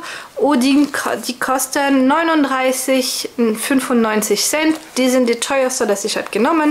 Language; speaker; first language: German; non-native, fluent; French